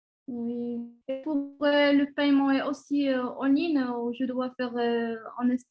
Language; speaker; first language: French; non-native, learner; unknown